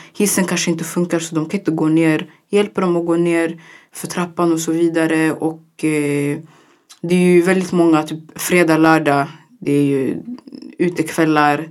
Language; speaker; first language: Swedish; early bilingual, other home language; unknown